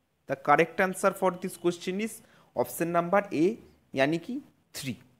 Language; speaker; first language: English; non-native, local second language; Bangla